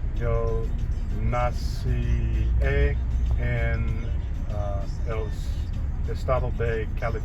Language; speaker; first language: Spanish; non-native, learner; English